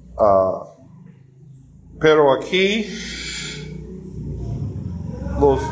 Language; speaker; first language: Spanish; non-native, fluent; English